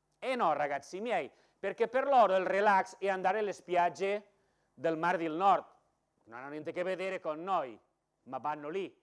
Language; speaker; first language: Italian; non-native, fluent; Catalan